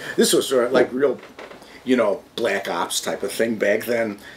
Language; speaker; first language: English; native; English